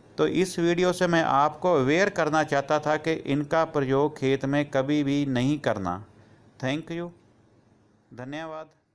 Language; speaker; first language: Hindi; non-native, local second language; Punjabi